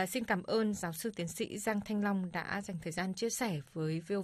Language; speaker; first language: Vietnamese; native; Vietnamese